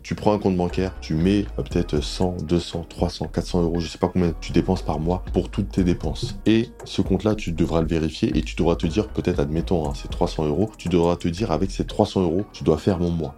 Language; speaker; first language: French; native; French